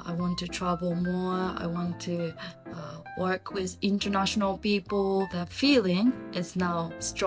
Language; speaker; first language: English; non-native, learner; Japanese